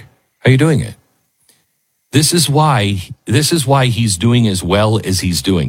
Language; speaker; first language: English; native; English